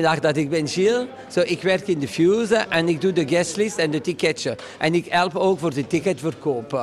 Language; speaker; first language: Dutch; non-native, local second language; French